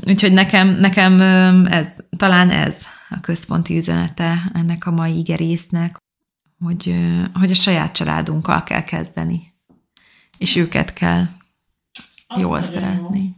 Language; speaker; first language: Hungarian; native; Hungarian